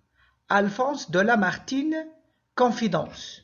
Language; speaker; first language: French; non-native, local second language; Arabic